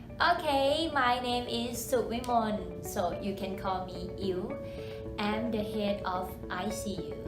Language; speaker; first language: English; non-native, fluent; Thai